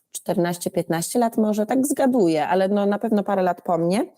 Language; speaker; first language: Polish; early bilingual, other home language; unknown